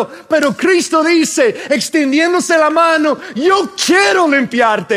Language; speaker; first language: Spanish; non-native, fluent; English